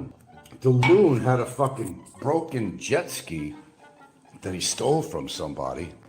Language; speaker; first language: English; native; English